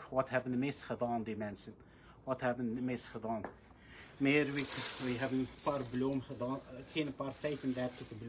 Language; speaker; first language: Dutch; non-native, learner; Arabic